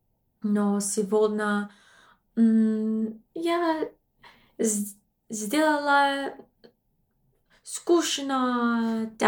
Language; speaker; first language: Russian; non-native, learner; English